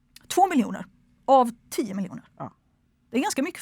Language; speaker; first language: Swedish; native; Swedish